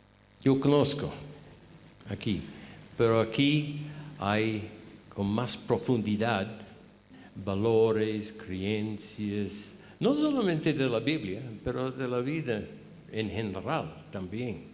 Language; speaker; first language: Spanish; non-native, fluent; English